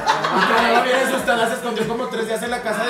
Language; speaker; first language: Spanish; native; Spanish